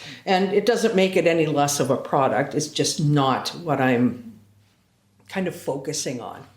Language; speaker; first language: English; native; English